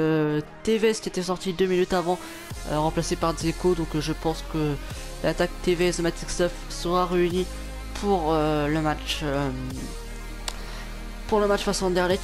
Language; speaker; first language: French; native; French